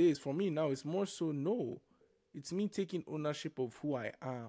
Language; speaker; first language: English; non-native, local second language; Yoruba